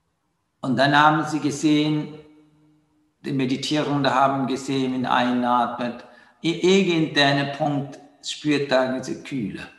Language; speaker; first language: German; non-native, learner; Sinhala